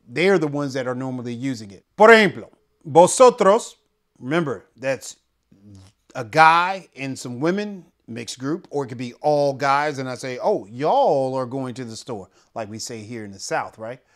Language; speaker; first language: English; native; English